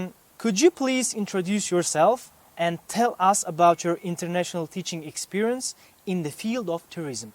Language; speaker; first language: English; non-native, fluent; Uzbek